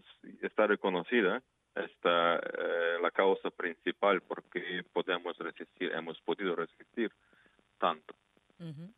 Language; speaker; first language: Spanish; non-native, fluent; Ukrainian